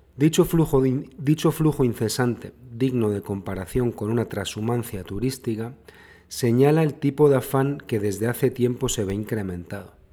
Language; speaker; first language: Spanish; native; Spanish